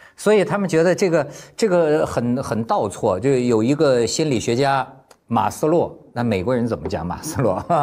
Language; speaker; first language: Chinese; native; Chinese